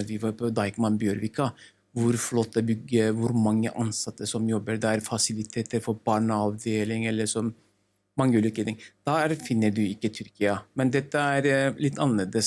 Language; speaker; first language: Norwegian; non-native, learner; Turkish